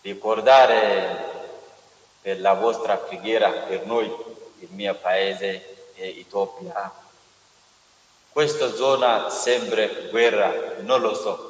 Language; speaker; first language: Italian; non-native, learner; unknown